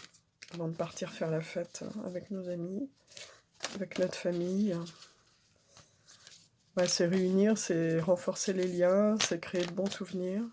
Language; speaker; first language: French; native; French